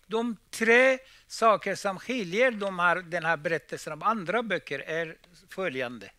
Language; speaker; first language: Swedish; non-native, fluent; Persian